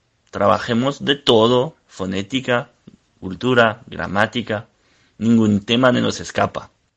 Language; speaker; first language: Spanish; non-native, fluent; French